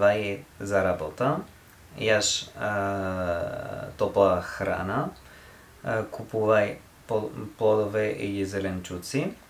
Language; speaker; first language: Bulgarian; non-native, learner; English